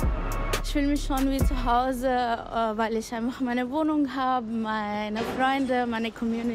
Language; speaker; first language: German; non-native, fluent; Arabic